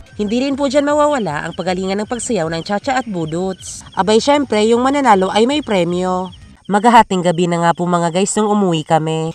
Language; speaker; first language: Filipino; non-native, local second language; Bikol